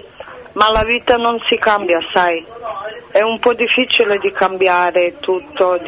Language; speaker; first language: Italian; non-native, fluent; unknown